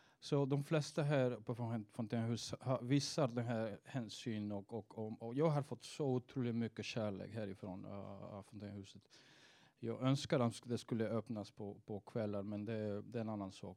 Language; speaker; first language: Swedish; non-native, fluent; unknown